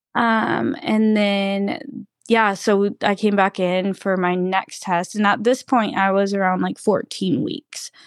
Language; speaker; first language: English; native; English